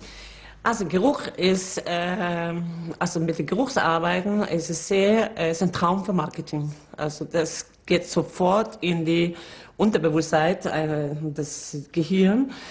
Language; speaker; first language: German; non-native, fluent; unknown